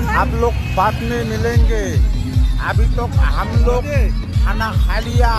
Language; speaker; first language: Hindi; non-native, local second language; Bangla